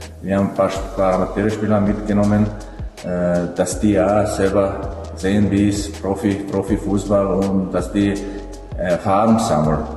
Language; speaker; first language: German; non-native, fluent; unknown